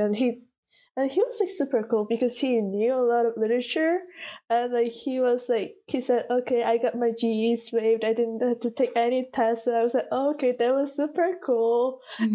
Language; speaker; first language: English; non-native, fluent; Korean